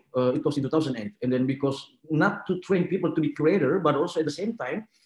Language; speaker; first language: English; non-native, fluent; Indonesian